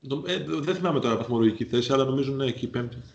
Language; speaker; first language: Greek; native; Greek